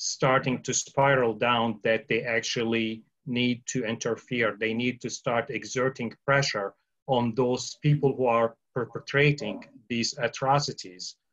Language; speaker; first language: English; early bilingual, other home language; Arabic